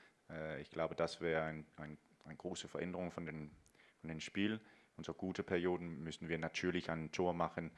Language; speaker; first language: German; non-native, fluent; Danish